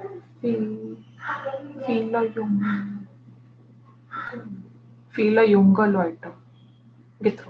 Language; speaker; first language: German; non-native, learner; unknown